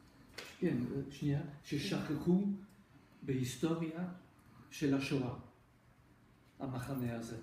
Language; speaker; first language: Hebrew; non-native, fluent; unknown